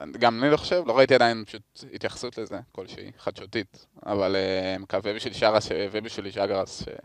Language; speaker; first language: Hebrew; native; Hebrew